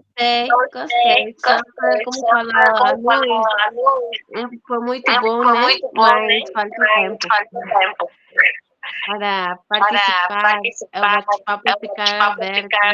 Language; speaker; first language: Portuguese; non-native, fluent; Spanish